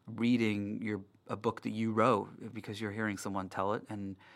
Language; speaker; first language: English; native; English